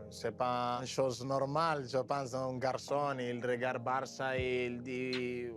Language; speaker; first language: French; non-native, learner; Spanish